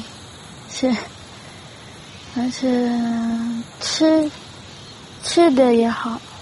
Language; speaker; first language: Chinese; non-native, local second language; Tibetan